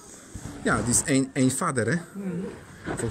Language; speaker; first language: Dutch; non-native, learner; Polish